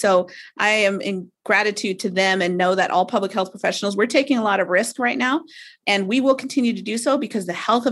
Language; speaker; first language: English; native; English